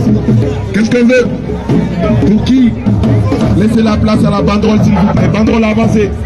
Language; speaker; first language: French; native; French